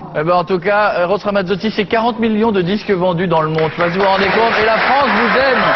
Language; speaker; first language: French; native; French